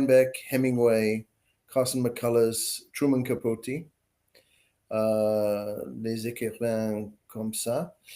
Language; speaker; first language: French; non-native, learner; English